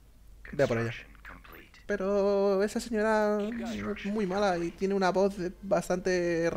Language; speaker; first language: Spanish; native; Spanish